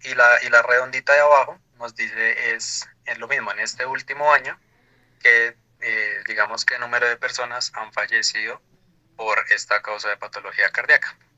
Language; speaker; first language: Spanish; native; Spanish